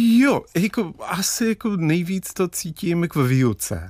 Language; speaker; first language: Czech; non-native, fluent; English